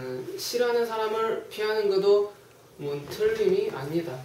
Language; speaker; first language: Korean; non-native, fluent; Chinese